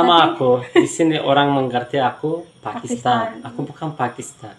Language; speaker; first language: Indonesian; non-native, learner; Turkish